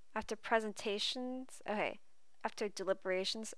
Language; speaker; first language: English; native; English